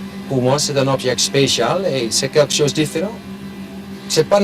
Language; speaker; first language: French; non-native, local second language; German